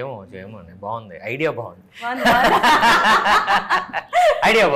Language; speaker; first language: Telugu; native; Telugu